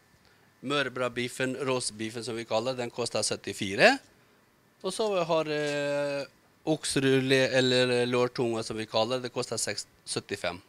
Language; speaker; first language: Norwegian; non-native, learner; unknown